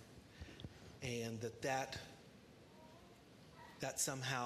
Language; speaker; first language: English; native; English